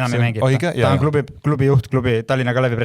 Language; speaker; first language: Estonian; native; Estonian